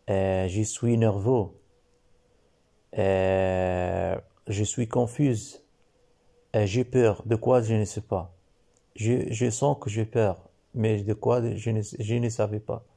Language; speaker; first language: French; non-native, learner; Arabic